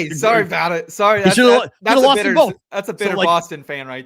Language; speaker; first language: English; native; English